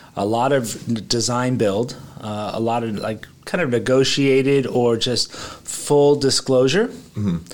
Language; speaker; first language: English; native; English